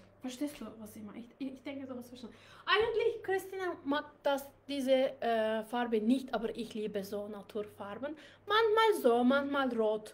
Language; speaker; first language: German; non-native, learner; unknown